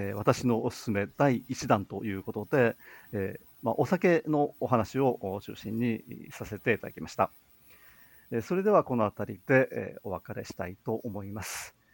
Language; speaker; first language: Japanese; native; Japanese